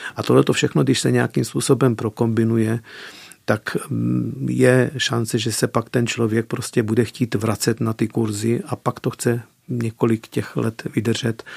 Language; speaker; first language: Czech; early bilingual, heritage; Czech